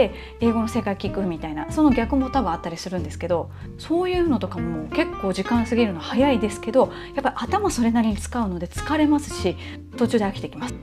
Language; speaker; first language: Japanese; native; Japanese